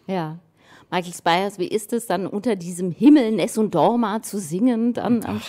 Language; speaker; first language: German; native; German